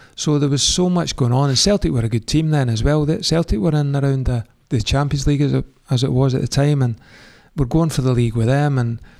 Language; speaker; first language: English; native; English